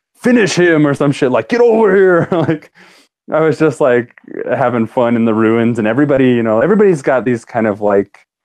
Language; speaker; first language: English; native; English